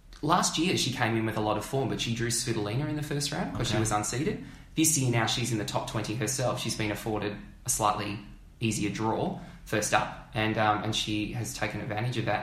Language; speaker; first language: English; native; English